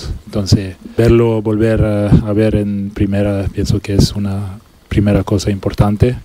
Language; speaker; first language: Spanish; non-native, local second language; French